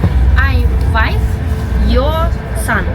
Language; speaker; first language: English; non-native, learner; Russian